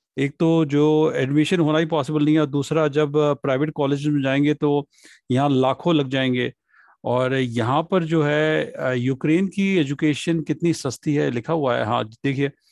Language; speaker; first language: Hindi; non-native, local second language; Punjabi